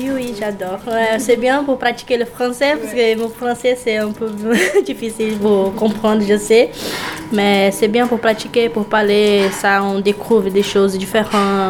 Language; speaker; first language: French; non-native, learner; Portuguese